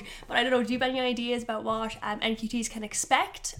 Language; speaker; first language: English; native; English